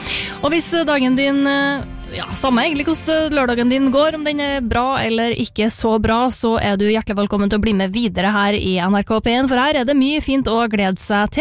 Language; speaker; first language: Norwegian; native; Norwegian